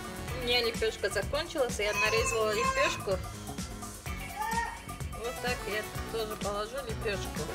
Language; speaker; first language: Russian; non-native, learner; Tajik